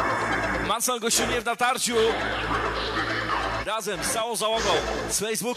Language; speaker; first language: Polish; native; Polish